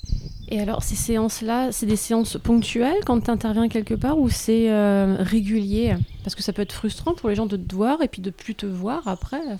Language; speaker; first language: French; native; French